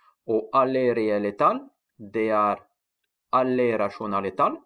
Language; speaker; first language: Norwegian; non-native, fluent; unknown